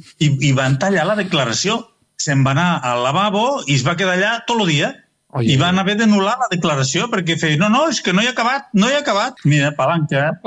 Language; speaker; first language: Catalan; native; Catalan